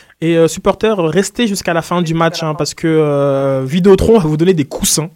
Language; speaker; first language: French; native; French